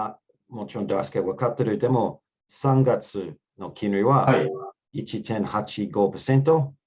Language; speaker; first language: Japanese; non-native, learner; English